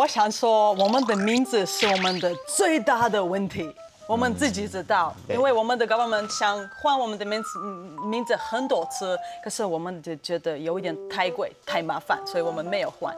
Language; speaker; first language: Chinese; non-native, fluent; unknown